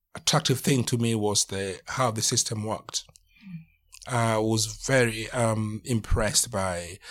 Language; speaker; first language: English; non-native, local second language; Luo (Kenya and Tanzania)